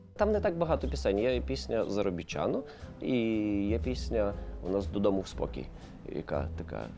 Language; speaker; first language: Ukrainian; non-native, local second language; Russian